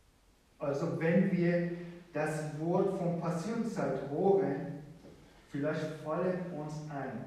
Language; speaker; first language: German; non-native, fluent; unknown